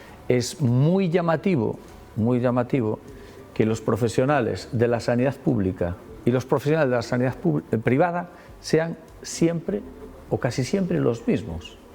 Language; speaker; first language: Spanish; native; Spanish